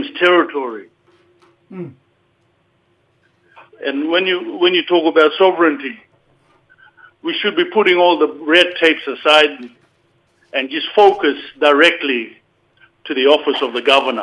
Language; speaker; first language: English; native; English